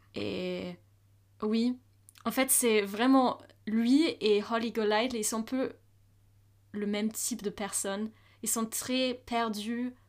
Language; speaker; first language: French; non-native, fluent; German